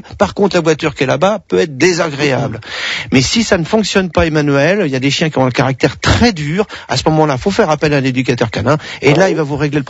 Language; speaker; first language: French; native; French